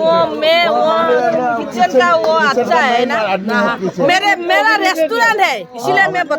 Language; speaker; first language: Hindi; non-native, local second language; Assamese